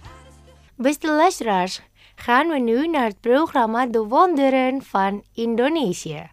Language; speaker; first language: Dutch; non-native, fluent; Indonesian